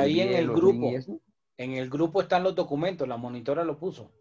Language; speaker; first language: Spanish; native; Spanish